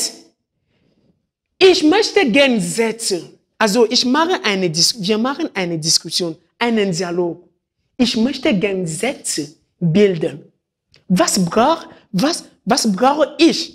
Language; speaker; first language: German; non-native, fluent; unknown